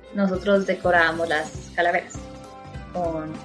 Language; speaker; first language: Spanish; native; Spanish